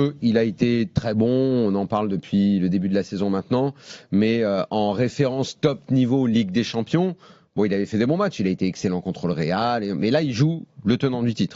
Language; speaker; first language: French; native; French